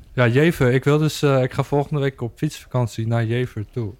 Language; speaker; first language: Dutch; native; Dutch